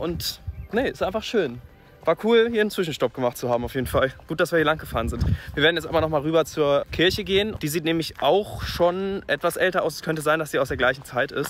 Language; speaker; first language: German; native; German